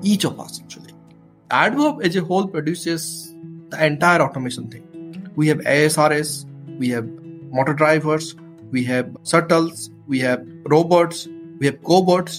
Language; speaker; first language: English; non-native, local second language; Odia